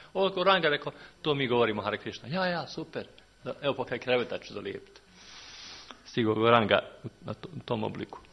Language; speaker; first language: Serbian; native; Serbian